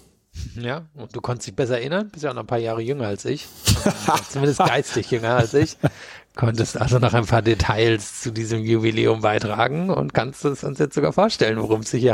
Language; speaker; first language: German; native; German